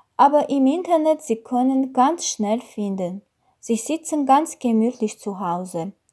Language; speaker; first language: German; non-native, learner; Armenian